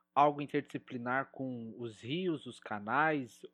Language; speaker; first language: Portuguese; native; Portuguese